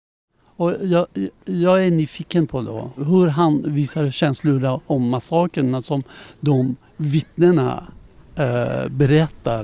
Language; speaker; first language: Swedish; non-native, learner; Persian